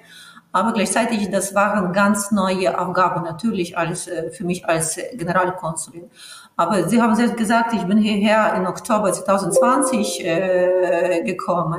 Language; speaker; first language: German; non-native, fluent; Ukrainian